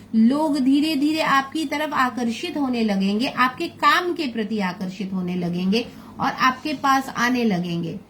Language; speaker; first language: Hindi; non-native, local second language; Bangla